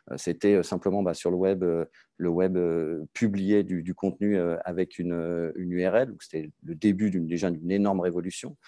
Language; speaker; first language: French; native; French